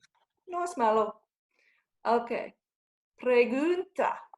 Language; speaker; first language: Spanish; non-native, fluent; English